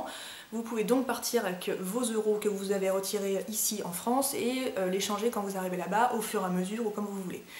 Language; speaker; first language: French; native; French